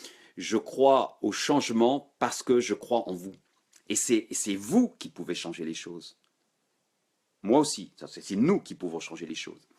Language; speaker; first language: French; native; French